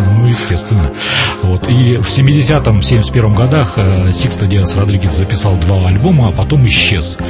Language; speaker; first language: Russian; native; Russian